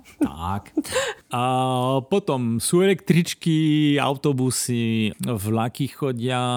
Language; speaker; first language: Slovak; non-native, fluent; French